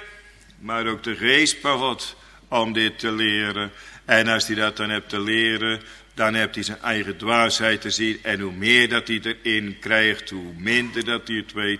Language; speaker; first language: Dutch; native; Dutch